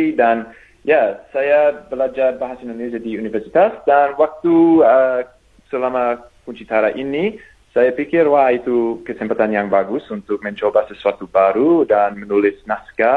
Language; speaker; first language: Indonesian; non-native, fluent; English